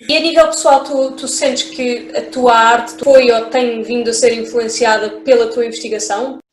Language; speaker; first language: Portuguese; native; Portuguese